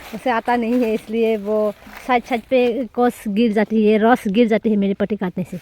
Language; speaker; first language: Hindi; non-native, local second language; Kok Borok